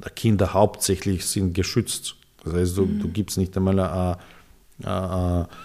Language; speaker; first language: German; non-native, fluent; Serbian